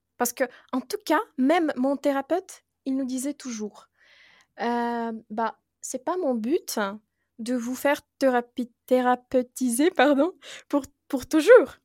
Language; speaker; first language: French; non-native, fluent; Russian